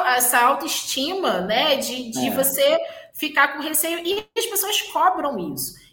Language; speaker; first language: Portuguese; native; Portuguese